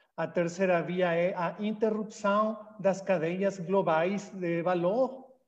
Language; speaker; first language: Portuguese; non-native, learner; Spanish